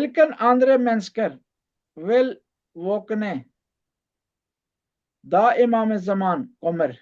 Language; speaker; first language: Norwegian; non-native, learner; Urdu